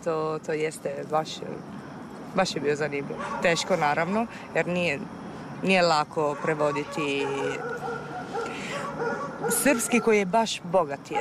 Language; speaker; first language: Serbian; non-native, fluent; Italian